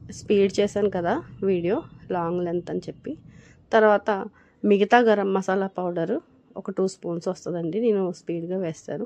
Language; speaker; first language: Telugu; non-native, local second language; Urdu